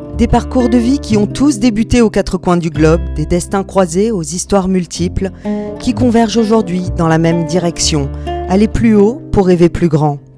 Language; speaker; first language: French; native; French